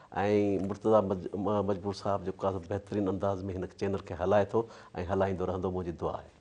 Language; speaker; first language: Sindhi; native; Sindhi